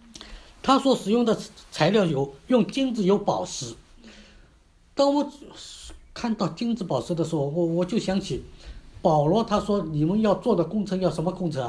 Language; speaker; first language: Chinese; native; Chinese